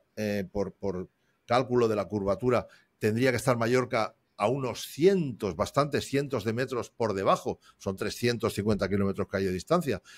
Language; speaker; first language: Spanish; native; Spanish